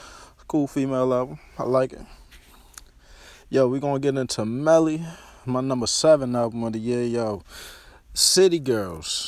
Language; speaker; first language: English; native; English